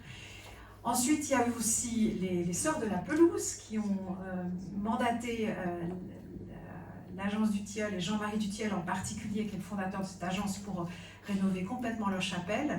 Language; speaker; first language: French; native; French